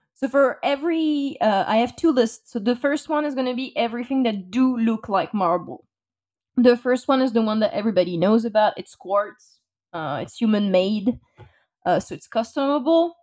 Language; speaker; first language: English; non-native, fluent; French